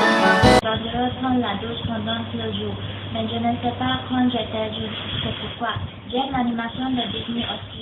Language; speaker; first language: French; non-native, learner; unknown